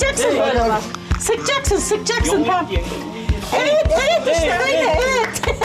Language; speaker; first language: Turkish; native; Turkish